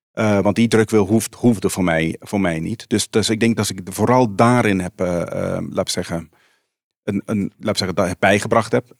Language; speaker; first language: Dutch; non-native, local second language; Papiamento